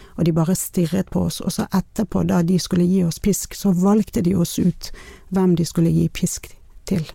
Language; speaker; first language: Norwegian; non-native, fluent; Persian